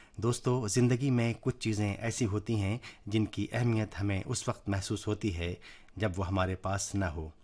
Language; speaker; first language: Urdu; native; Urdu